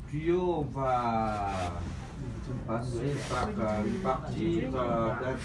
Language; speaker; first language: French; non-native, fluent; Vietnamese